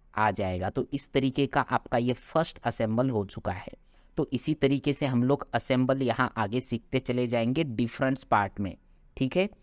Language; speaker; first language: Hindi; non-native, local second language; Marathi